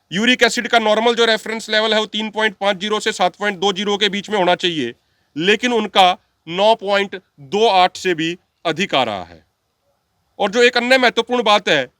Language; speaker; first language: Hindi; non-native, local second language; Punjabi